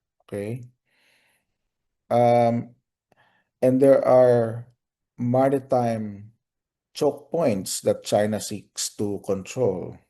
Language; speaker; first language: English; non-native, local second language; Filipino